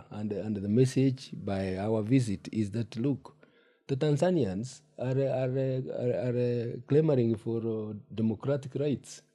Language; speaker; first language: English; non-native, local second language; Gusii